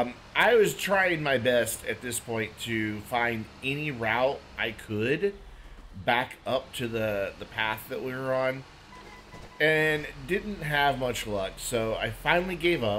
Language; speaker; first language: English; native; English